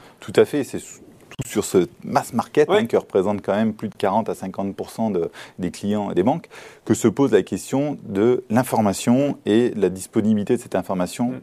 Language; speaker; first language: French; native; French